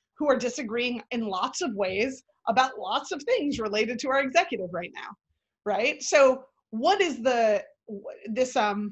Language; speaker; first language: English; native; English